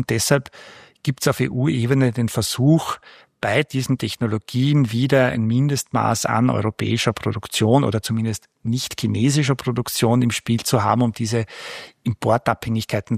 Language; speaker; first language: German; native; German